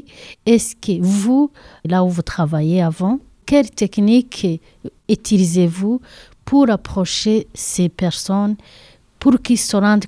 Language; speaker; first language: French; non-native, learner; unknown